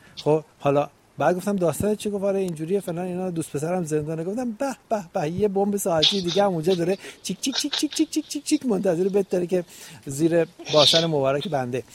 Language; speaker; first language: Persian; native; Persian